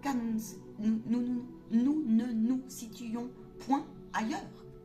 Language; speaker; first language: French; native; French